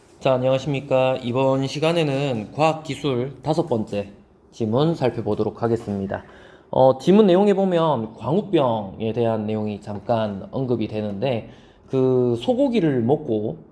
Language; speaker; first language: Korean; native; Korean